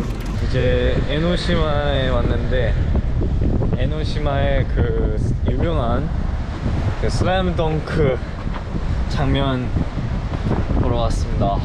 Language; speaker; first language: Korean; early bilingual, heritage; English